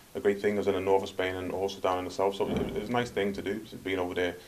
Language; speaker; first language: English; native; English